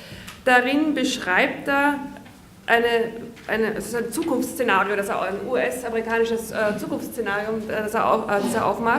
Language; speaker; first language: German; native; German